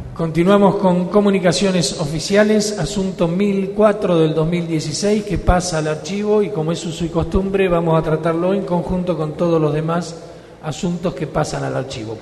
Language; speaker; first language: Spanish; native; Spanish